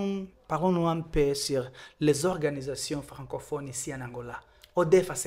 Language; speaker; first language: French; non-native, fluent; Portuguese